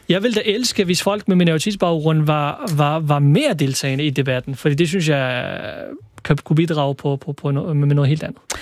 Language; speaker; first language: Danish; early bilingual, other home language; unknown